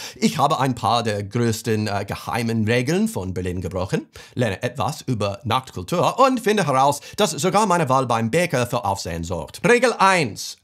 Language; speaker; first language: German; non-native, fluent; English